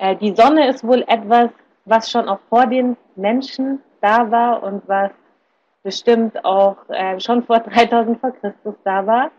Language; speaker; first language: German; native; German